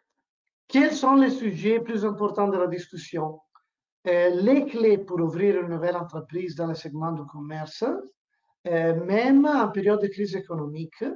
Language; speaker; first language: French; non-native, learner; Italian